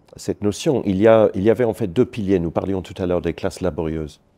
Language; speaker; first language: French; non-native, fluent; English